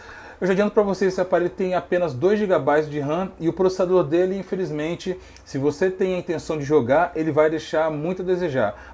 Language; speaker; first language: Portuguese; native; Portuguese